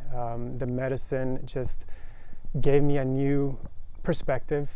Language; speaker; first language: English; native; English